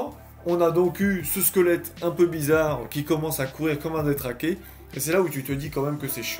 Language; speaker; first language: French; native; French